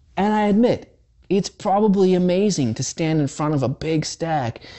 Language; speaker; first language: English; native; English